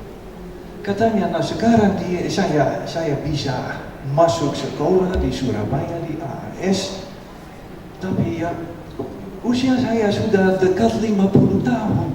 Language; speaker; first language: Indonesian; non-native, fluent; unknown